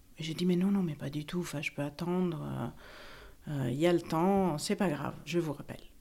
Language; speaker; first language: French; non-native, fluent; Italian